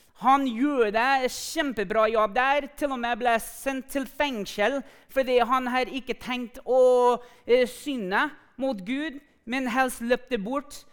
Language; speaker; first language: Norwegian; non-native, fluent; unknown